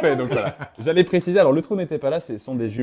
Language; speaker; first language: French; native; French